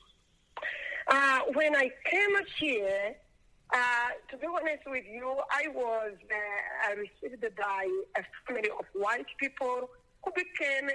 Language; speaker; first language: English; non-native, local second language; Kinyarwanda